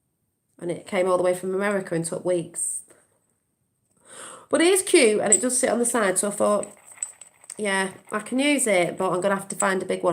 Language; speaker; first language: English; native; English